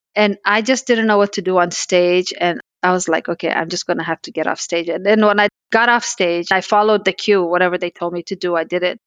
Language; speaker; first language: English; early bilingual, other home language; Pashto